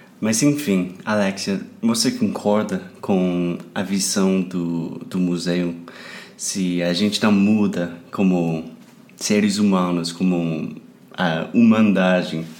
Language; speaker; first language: Portuguese; non-native, fluent; English